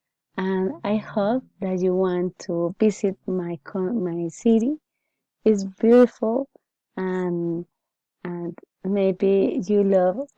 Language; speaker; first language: English; non-native, learner; Spanish